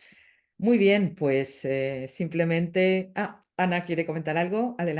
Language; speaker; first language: Spanish; native; Spanish